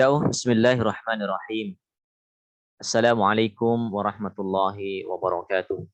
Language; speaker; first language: Arabic; non-native, fluent; Indonesian